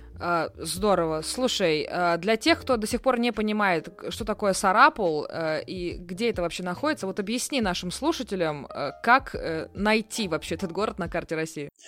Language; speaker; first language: Russian; native; Russian